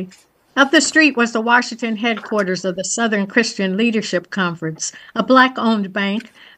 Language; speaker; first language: English; native; English